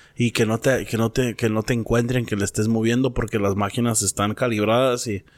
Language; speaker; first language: Spanish; early bilingual, heritage; Spanish